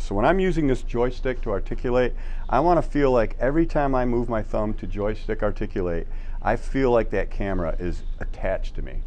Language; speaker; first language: English; native; English